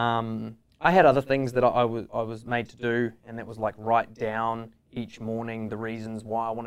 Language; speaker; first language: English; native; English